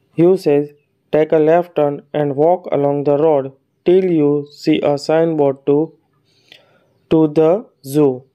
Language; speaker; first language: English; non-native, local second language; Gujarati